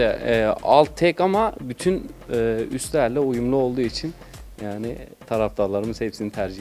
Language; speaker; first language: Turkish; native; Turkish